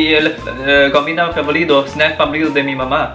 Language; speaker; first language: Spanish; non-native, learner; Chinese